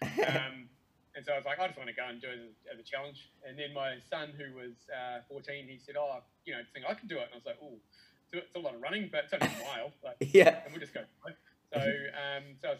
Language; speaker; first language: English; native; English